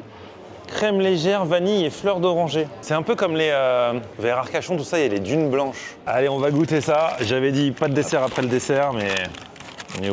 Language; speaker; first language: French; native; French